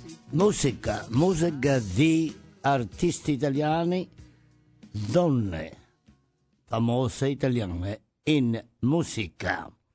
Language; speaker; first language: Italian; native; Italian